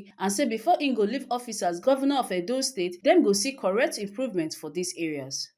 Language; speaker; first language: Nigerian Pidgin; native; Nigerian Pidgin